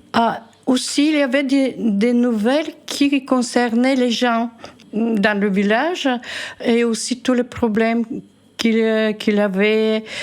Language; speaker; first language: French; non-native, fluent; Bulgarian